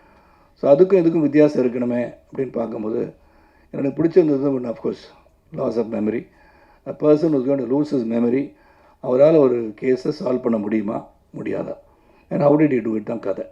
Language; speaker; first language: Tamil; native; Tamil